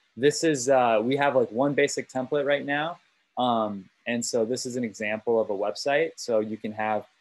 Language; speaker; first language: English; native; English